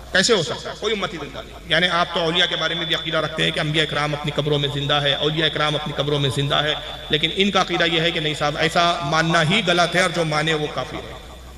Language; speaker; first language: Urdu; native; Urdu